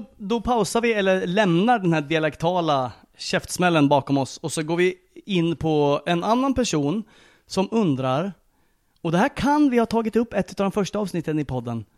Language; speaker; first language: Swedish; native; Swedish